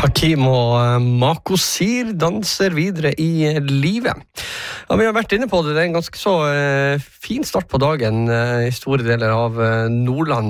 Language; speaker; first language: Norwegian; native; Norwegian